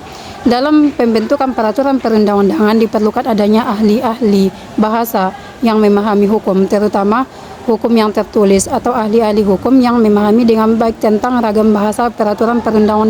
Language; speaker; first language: Indonesian; native; Indonesian